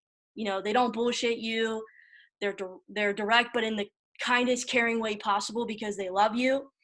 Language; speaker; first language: English; native; English